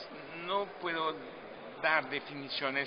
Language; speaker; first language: Spanish; non-native, fluent; French